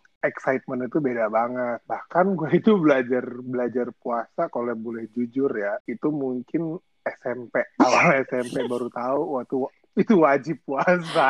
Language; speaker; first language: Indonesian; native; Indonesian